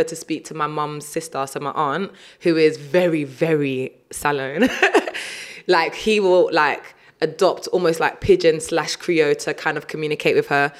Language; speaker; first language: English; native; English